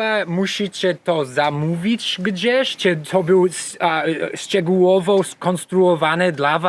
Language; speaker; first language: Polish; non-native, learner; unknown